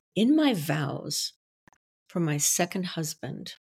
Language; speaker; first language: English; non-native, fluent; French